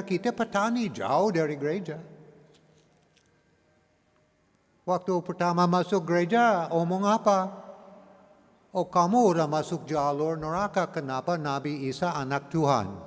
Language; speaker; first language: Indonesian; non-native, learner; English